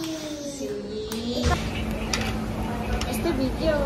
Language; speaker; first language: Spanish; non-native, fluent; Filipino